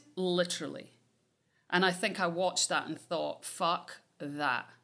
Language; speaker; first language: English; native; English